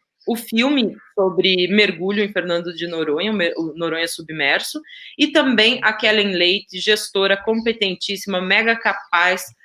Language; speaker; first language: Portuguese; native; Portuguese